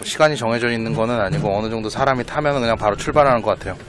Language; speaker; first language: Korean; native; Korean